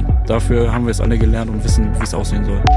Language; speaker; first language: German; native; German